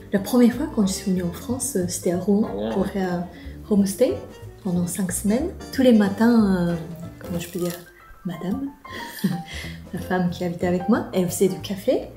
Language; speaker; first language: French; non-native, learner; Japanese